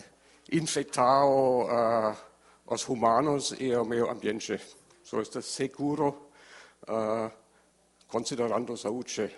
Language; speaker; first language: Portuguese; non-native, learner; German